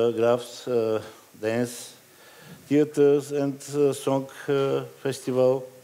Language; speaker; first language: English; non-native, learner; Bulgarian